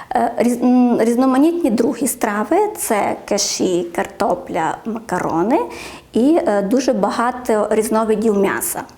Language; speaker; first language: Ukrainian; native; Ukrainian